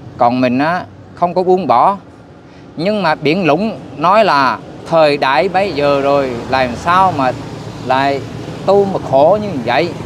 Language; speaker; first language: Vietnamese; non-native, local second language; Eastern Cham